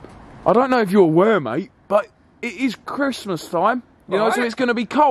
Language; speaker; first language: English; native; English